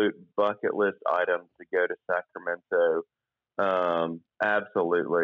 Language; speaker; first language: English; native; English